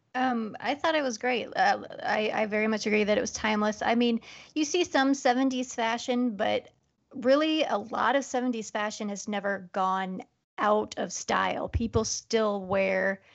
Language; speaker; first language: English; native; English